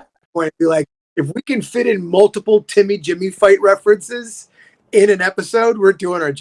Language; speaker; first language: English; native; English